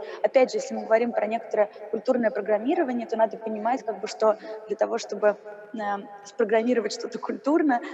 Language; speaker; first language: Russian; native; Russian